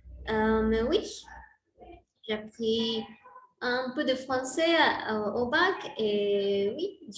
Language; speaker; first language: French; non-native, learner; Spanish